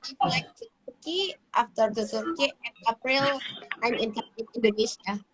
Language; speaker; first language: English; non-native, learner; Indonesian